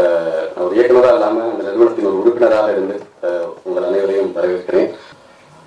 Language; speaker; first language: Tamil; native; Tamil